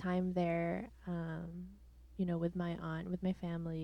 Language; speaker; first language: English; non-native, local second language; Cebuano